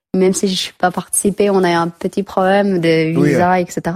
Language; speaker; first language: French; non-native, learner; Tigrinya